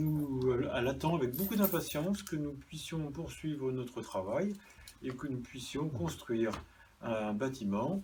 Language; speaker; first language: French; native; French